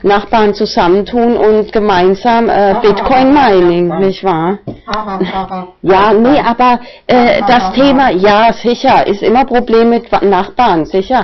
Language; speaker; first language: German; non-native, local second language; Spanish